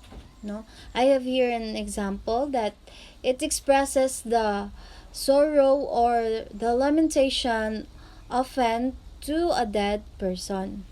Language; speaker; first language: English; non-native, fluent; Filipino